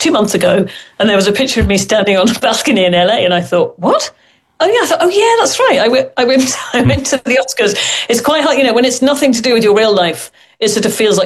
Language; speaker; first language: English; native; English